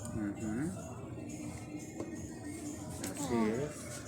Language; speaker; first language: Spanish; native; Spanish